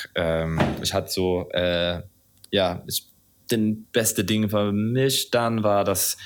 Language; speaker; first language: German; non-native, fluent; English